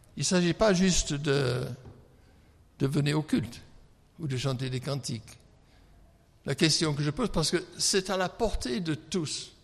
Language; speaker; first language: French; non-native, fluent; English